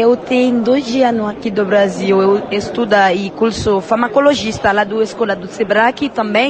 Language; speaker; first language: Portuguese; non-native, learner; Haitian Creole